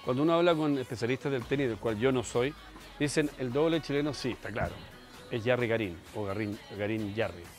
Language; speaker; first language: Spanish; native; Spanish